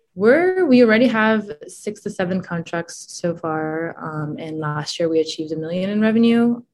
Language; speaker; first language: English; non-native, fluent; Italian